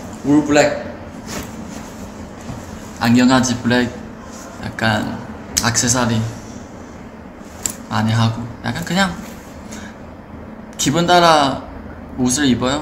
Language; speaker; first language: Korean; non-native, fluent; Chinese